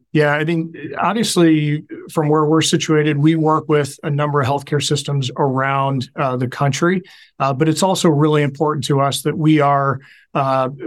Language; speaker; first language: English; native; English